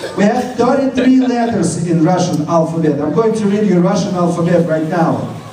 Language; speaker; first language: English; non-native, fluent; Russian